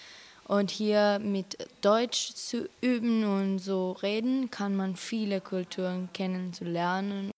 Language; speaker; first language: German; non-native, learner; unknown